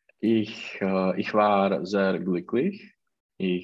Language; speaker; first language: German; non-native, learner; Czech